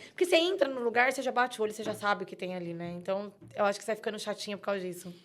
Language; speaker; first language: Portuguese; native; Portuguese